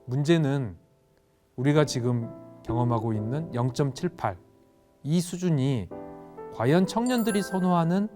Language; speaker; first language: Korean; native; Korean